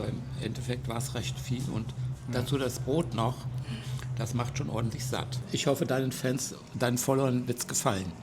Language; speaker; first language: German; native; German